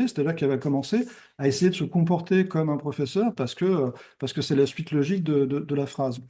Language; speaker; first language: French; native; French